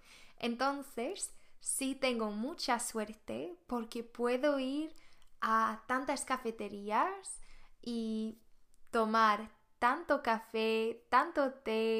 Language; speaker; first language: Spanish; non-native, fluent; Swedish